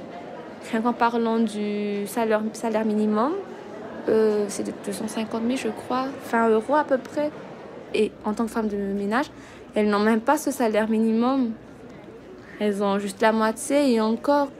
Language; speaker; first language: French; non-native, local second language; Malagasy